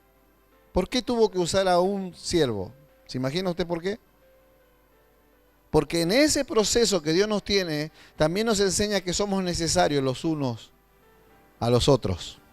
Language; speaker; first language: Spanish; native; Spanish